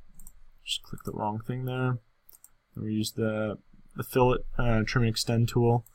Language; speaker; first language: English; native; English